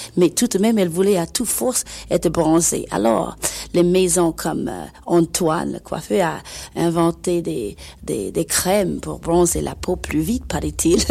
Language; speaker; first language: French; non-native, fluent; English